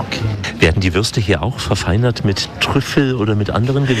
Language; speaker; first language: German; native; German